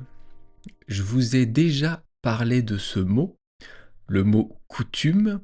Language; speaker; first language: French; native; French